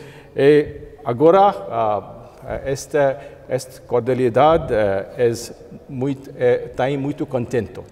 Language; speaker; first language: Portuguese; non-native, fluent; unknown